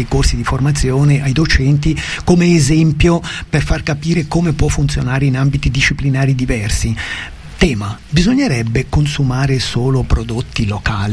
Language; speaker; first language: Italian; native; Italian